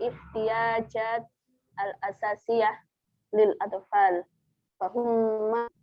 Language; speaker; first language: Arabic; non-native, learner; Indonesian